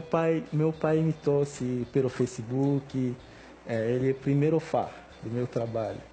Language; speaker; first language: Portuguese; non-native, fluent; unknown